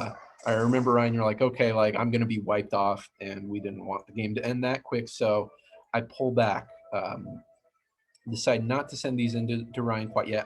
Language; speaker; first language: English; native; English